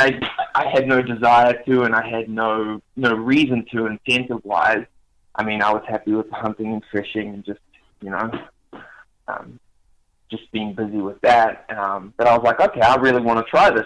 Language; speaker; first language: English; native; English